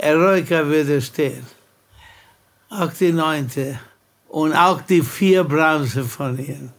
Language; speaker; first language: German; non-native, fluent; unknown